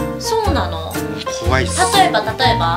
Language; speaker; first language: Japanese; native; Japanese